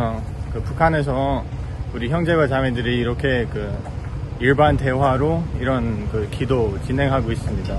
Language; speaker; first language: Korean; non-native, fluent; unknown